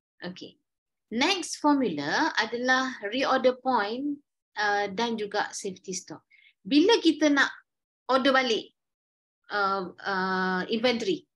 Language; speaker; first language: Malay; native; Malay